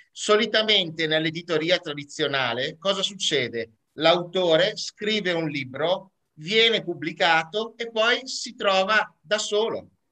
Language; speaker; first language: Italian; native; Italian